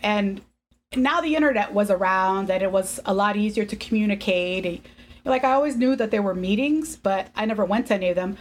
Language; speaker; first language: English; early bilingual, other home language; Spanish